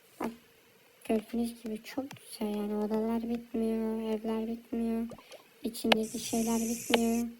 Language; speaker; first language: Turkish; early bilingual, heritage; Turkish